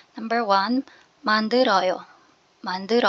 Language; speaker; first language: Korean; non-native, learner; Filipino